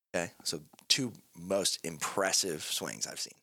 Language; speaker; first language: English; native; English